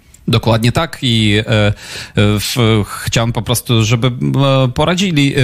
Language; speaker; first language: Polish; non-native, fluent; Ukrainian